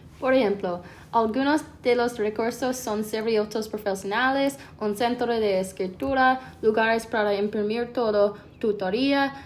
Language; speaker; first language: Spanish; non-native, learner; English